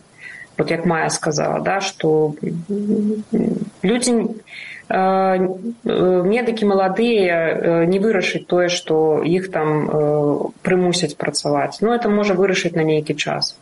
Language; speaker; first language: Belarusian; non-native, local second language; Russian